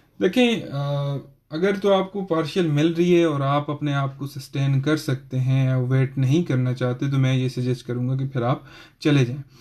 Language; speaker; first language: Urdu; non-native, local second language; Punjabi